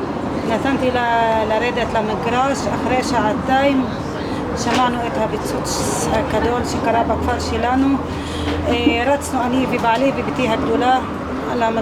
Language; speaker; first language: Hebrew; non-native, local second language; Arabic